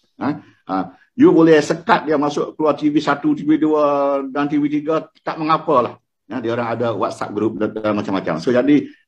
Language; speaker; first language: Malay; non-native, local second language; Iban